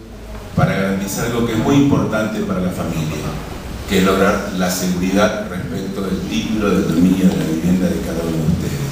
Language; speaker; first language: Spanish; native; Spanish